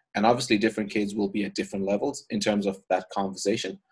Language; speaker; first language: English; native; English